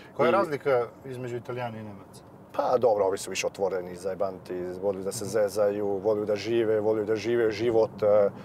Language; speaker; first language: Croatian; early bilingual, heritage; Serbian